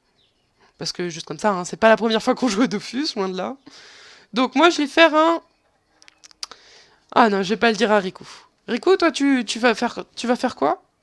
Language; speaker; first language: French; native; French